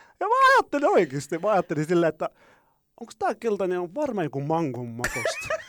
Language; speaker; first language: Finnish; non-native, fluent; Arabic